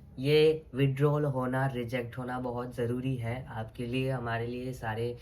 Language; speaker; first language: Hindi; non-native, local second language; Assamese